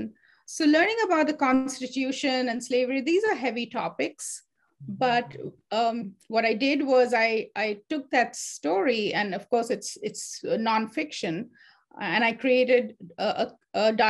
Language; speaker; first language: English; non-native, local second language; Hindi